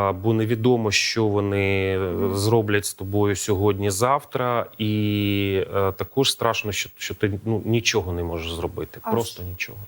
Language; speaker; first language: Ukrainian; native; Ukrainian